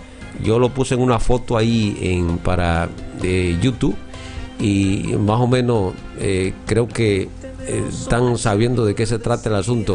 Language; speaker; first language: Spanish; native; Spanish